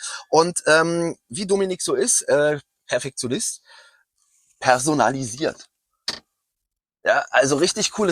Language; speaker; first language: German; native; German